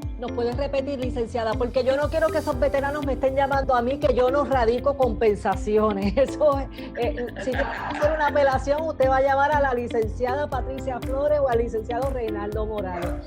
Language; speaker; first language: Spanish; native; Spanish